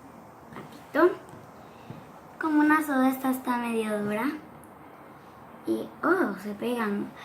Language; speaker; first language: Spanish; early bilingual, heritage; Spanish